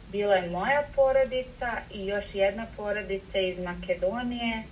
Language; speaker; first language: Serbian; early bilingual, heritage; Serbian